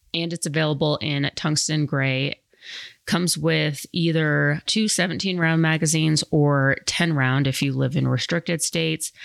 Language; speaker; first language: English; native; English